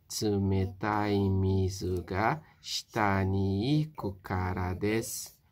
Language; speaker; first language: Japanese; non-native, fluent; Portuguese